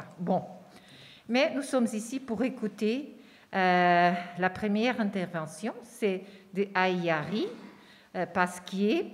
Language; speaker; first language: French; non-native, fluent; Portuguese